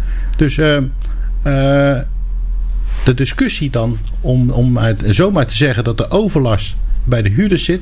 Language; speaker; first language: Dutch; native; Dutch